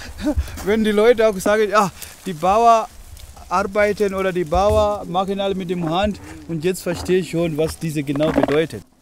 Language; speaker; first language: German; non-native, fluent; Swahili